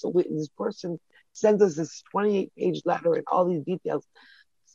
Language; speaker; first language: English; native; English